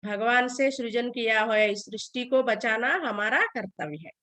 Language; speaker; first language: Hindi; non-native, local second language; Telugu